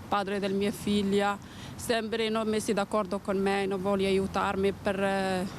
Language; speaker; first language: Italian; non-native, learner; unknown